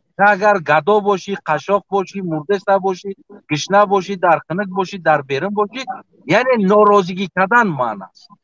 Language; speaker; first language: Tajik; native; Tajik